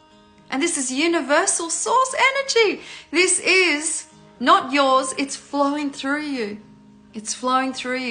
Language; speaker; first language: English; native; English